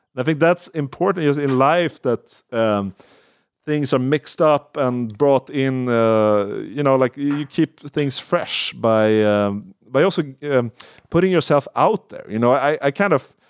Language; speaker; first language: English; non-native, fluent; Swedish